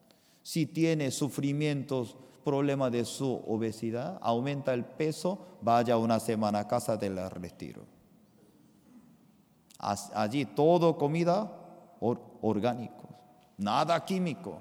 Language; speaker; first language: Spanish; non-native, fluent; Korean